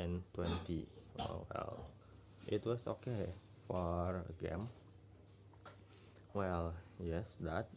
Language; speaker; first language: English; non-native, learner; Indonesian